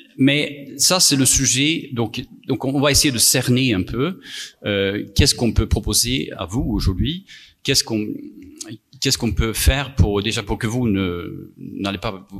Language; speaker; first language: French; non-native, fluent; Swedish